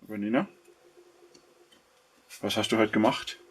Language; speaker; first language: German; native; German